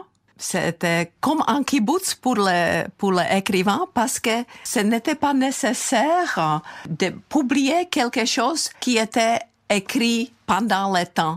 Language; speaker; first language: French; non-native, fluent; Czech